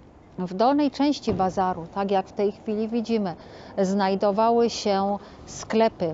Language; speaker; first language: Polish; native; Polish